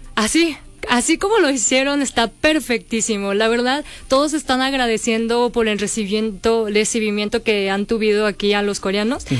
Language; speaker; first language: Spanish; early bilingual, other home language; Korean